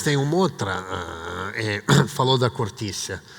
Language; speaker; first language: Portuguese; non-native, fluent; Italian